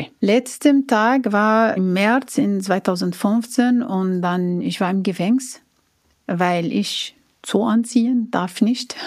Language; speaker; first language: German; non-native, learner; Arabic